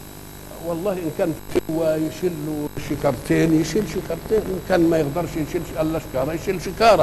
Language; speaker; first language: Arabic; native; Arabic